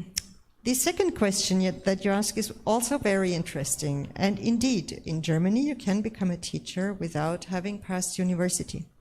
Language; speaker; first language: English; non-native, fluent; German